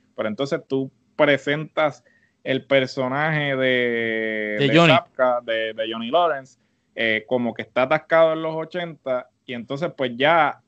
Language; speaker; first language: Spanish; native; Spanish